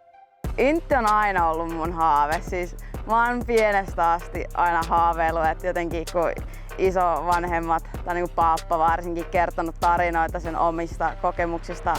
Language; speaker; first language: Finnish; native; Finnish